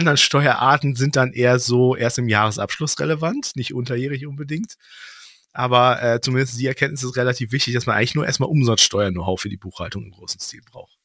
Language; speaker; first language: German; native; German